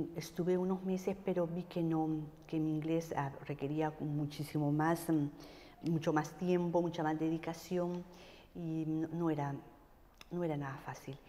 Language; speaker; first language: Spanish; native; Spanish